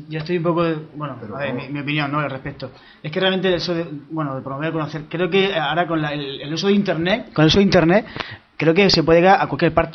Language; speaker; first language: Spanish; native; Spanish